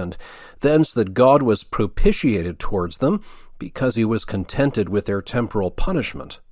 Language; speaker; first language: English; native; English